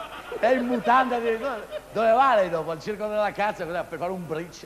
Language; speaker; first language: Italian; native; Italian